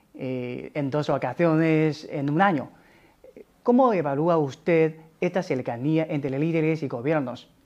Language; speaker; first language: Spanish; non-native, fluent; Chinese